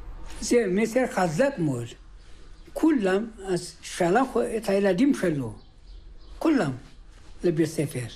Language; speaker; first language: Hebrew; early bilingual, other home language; Amharic